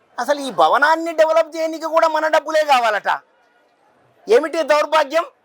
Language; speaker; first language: Telugu; native; Telugu